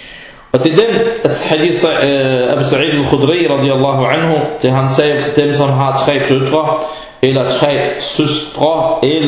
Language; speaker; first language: Danish; early bilingual, other home language; Arabic